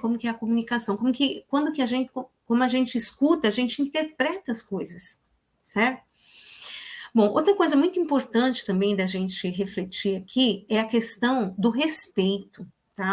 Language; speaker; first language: Portuguese; native; Portuguese